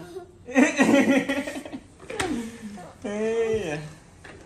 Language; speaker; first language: Chinese; native; Chinese